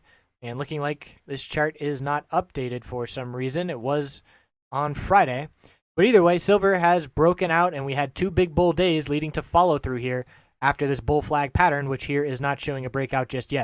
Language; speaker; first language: English; native; English